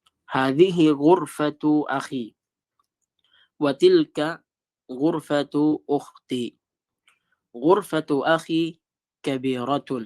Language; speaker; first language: Arabic; non-native, fluent; Filipino